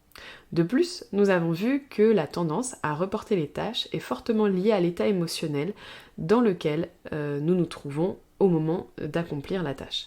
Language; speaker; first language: French; native; French